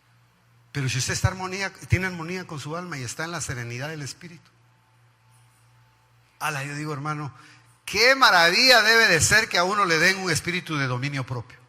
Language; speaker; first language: Spanish; native; Spanish